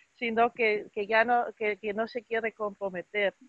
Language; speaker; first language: Spanish; non-native, fluent; German